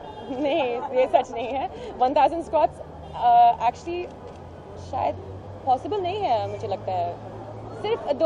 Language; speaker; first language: Hindi; non-native, learner; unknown